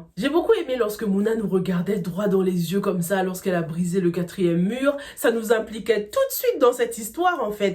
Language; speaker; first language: French; native; French